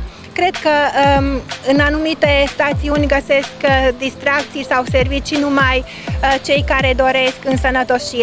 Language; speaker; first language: Romanian; non-native, fluent; Hungarian